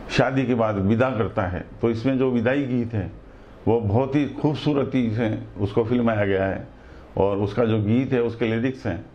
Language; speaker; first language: Hindi; native; Hindi